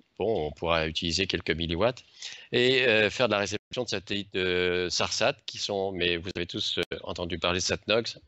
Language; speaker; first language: French; native; French